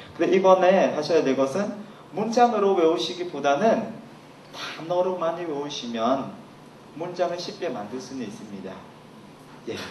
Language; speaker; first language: Korean; non-native, fluent; Khmer